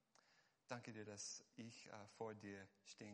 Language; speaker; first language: German; non-native, fluent; Hungarian